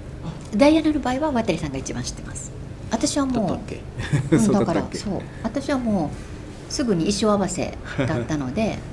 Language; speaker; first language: Japanese; native; Japanese